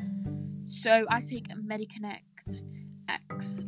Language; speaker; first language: English; native; English